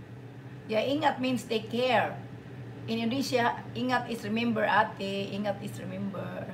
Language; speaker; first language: English; non-native, local second language; Filipino